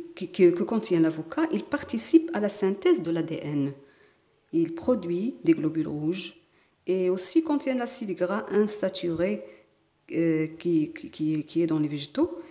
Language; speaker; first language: French; non-native, local second language; Arabic